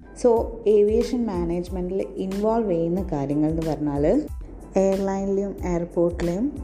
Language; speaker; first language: English; non-native, local second language; Malayalam